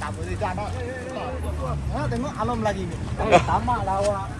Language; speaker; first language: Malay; non-native, local second language; Chinese